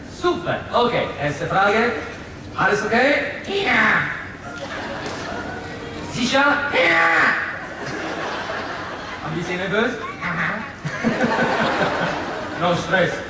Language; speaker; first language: German; non-native, learner; French